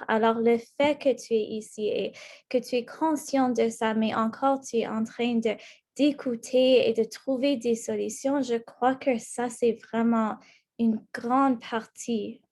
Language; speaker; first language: French; non-native, local second language; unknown